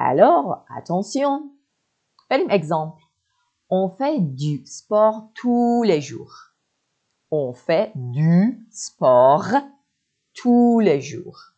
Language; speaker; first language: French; non-native, fluent; Persian